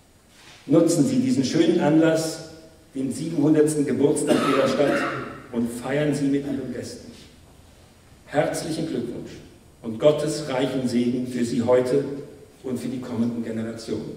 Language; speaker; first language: German; native; German